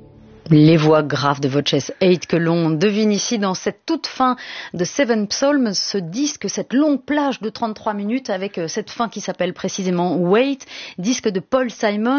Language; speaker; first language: French; native; French